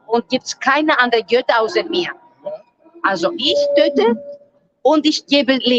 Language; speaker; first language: German; non-native, fluent; Greek